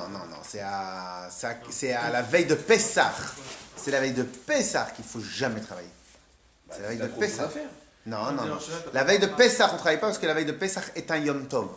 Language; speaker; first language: French; native; French